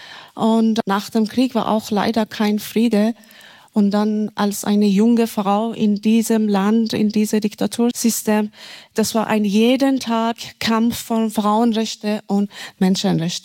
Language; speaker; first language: German; non-native, fluent; Persian